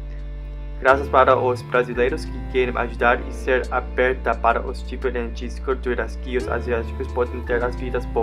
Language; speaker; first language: Portuguese; non-native, learner; English